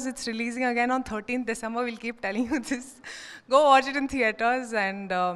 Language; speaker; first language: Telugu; non-native, learner; Hindi